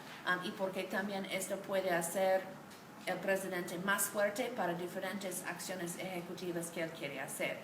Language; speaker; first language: Spanish; non-native, fluent; English